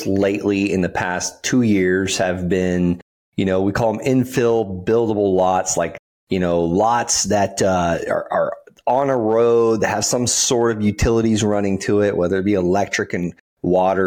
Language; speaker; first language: English; native; English